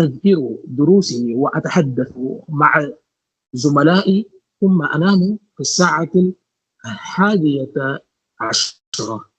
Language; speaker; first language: Arabic; non-native, learner; Tamil